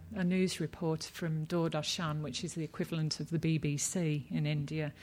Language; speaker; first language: English; native; English